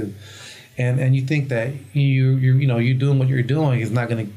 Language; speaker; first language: English; early bilingual, other home language; Spanish